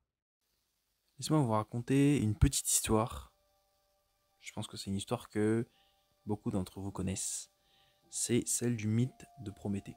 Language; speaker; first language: French; native; French